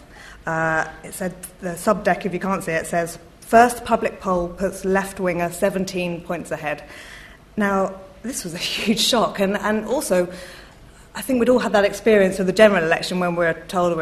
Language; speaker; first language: English; native; English